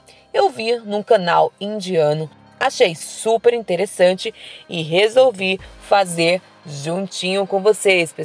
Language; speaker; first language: Portuguese; native; Portuguese